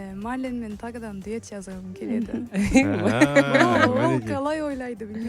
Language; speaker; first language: Kazakh; non-native, learner; Turkish